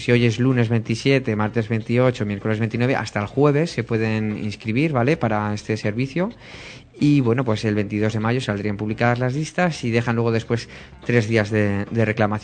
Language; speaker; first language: Spanish; native; Spanish